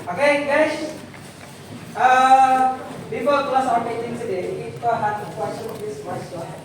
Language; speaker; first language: English; non-native, fluent; Indonesian